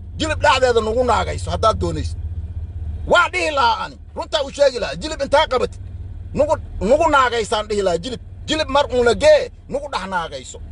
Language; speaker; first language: Somali; native; Somali